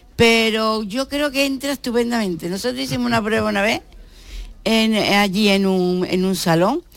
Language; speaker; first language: Spanish; native; Spanish